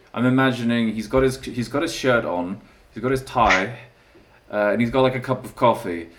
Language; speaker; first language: English; native; English